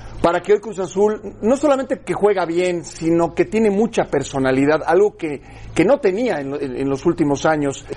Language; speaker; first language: Spanish; native; Spanish